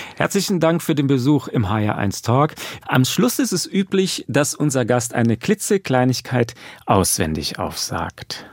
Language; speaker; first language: German; native; German